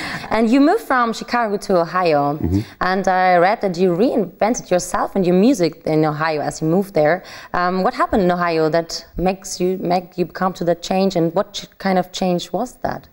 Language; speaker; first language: English; non-native, fluent; German